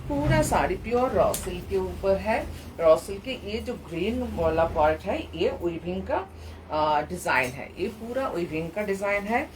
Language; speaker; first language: Hindi; non-native, local second language; Bangla